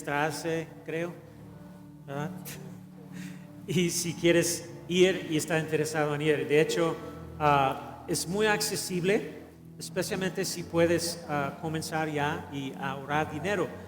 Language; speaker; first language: Spanish; non-native, fluent; English